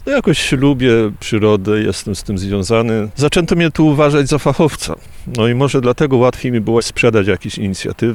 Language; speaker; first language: Polish; native; Polish